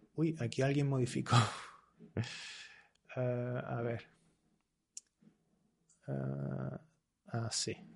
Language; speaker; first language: Spanish; native; Spanish